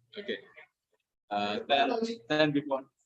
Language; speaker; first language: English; non-native, learner; Indonesian